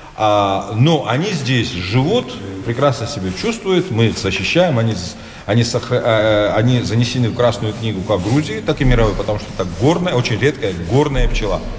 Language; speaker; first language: Russian; non-native, local second language; Georgian